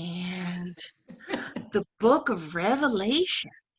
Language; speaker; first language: English; native; English